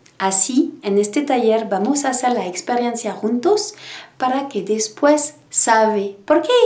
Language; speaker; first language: Spanish; non-native, learner; French